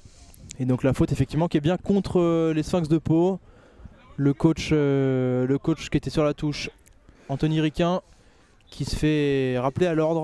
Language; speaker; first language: French; native; French